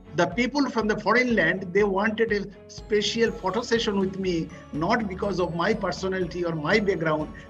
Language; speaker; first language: English; non-native, local second language; Bangla